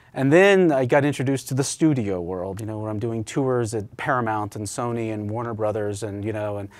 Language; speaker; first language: English; native; English